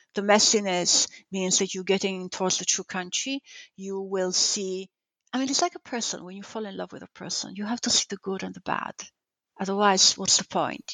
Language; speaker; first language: English; non-native, fluent; Italian